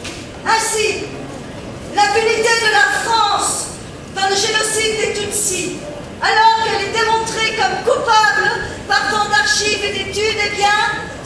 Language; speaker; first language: French; native; French